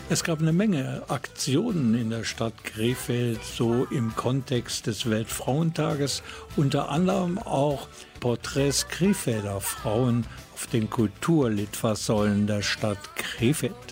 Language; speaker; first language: German; native; German